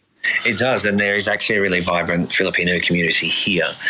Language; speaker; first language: English; native; English